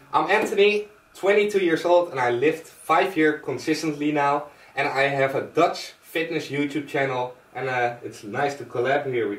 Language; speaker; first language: English; non-native, fluent; Dutch